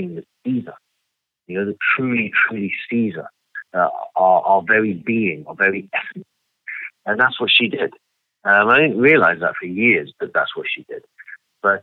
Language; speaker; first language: English; native; English